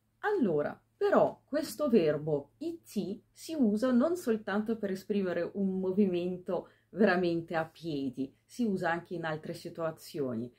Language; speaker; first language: Italian; non-native, fluent; Russian